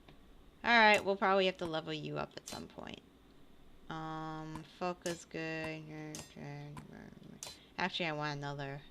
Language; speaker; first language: English; native; English